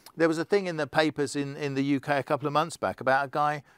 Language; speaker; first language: English; native; English